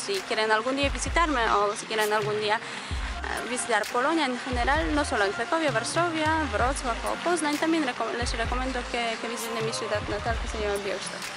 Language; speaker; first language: Spanish; non-native, fluent; Polish